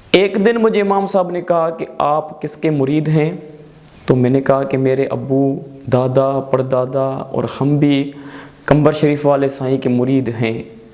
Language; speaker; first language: Urdu; non-native, local second language; Sindhi